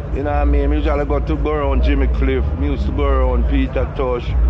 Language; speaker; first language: English; non-native, local second language; Jamaican Creole English